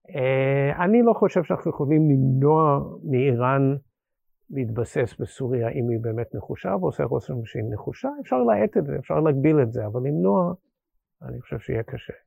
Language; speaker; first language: Hebrew; non-native, fluent; English